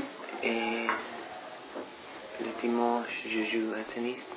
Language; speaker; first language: French; non-native, learner; English